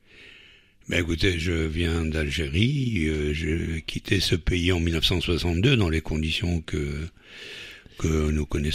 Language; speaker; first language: French; native; French